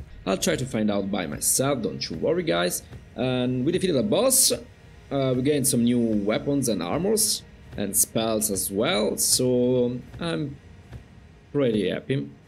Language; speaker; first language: English; non-native, fluent; Italian